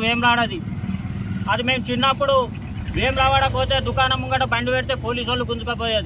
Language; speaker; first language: Telugu; native; Telugu